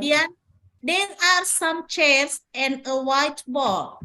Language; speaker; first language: English; non-native, learner; Indonesian